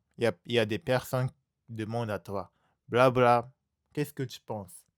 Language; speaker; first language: French; non-native, learner; Japanese